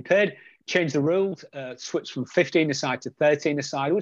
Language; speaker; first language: English; native; English